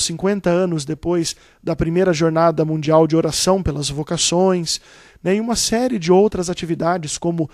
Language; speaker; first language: Portuguese; native; Portuguese